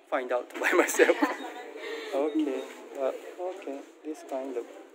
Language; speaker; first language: English; non-native, learner; Japanese